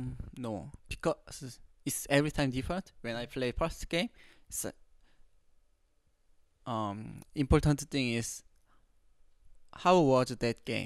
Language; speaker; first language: English; non-native, learner; Korean